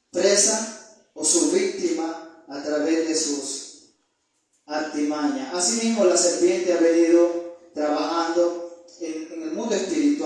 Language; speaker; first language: Spanish; native; Spanish